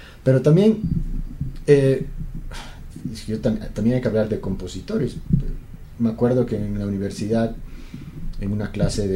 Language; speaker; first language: Spanish; native; Spanish